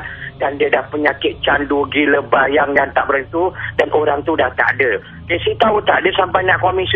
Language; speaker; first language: Malay; native; Malay